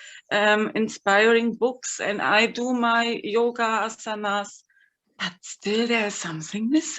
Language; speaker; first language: English; non-native, fluent; German